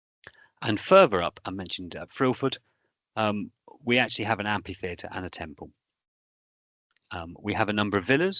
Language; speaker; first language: English; native; English